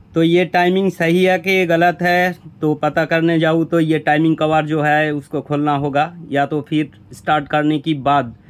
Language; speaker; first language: Hindi; non-native, local second language; Bangla